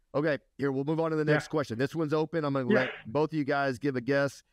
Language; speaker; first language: English; native; English